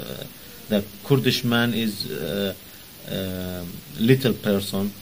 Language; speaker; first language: English; non-native, learner; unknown